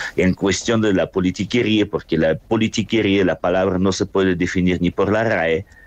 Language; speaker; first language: Spanish; non-native, fluent; Russian